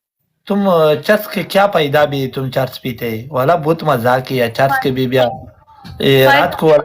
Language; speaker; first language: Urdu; non-native, learner; Pashto